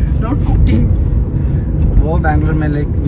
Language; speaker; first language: Hindi; non-native, local second language; Malayalam